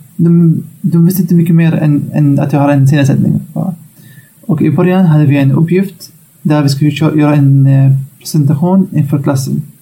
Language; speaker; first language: Swedish; non-native, fluent; Arabic